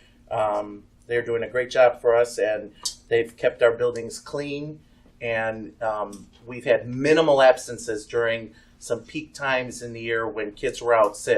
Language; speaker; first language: English; native; English